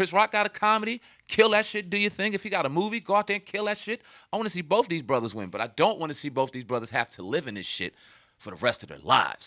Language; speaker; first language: English; native; English